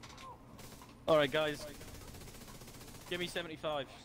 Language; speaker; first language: English; native; English